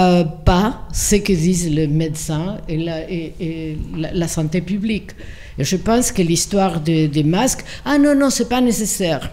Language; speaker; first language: French; non-native, fluent; Spanish